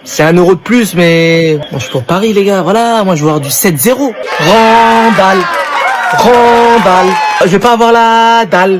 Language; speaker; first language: French; native; French